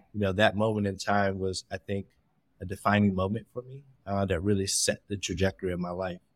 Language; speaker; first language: English; native; English